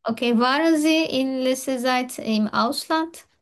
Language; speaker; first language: German; non-native, learner; Turkish